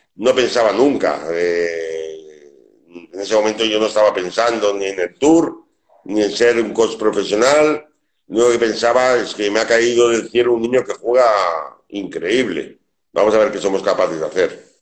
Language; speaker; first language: Spanish; native; Spanish